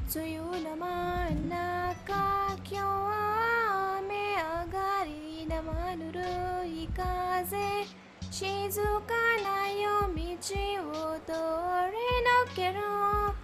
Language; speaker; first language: Japanese; non-native, learner; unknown